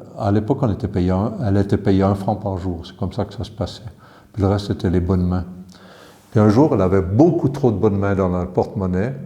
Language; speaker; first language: French; early bilingual, other home language; English